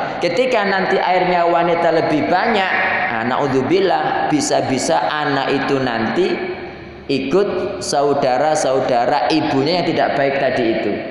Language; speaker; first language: Indonesian; non-native, local second language; Javanese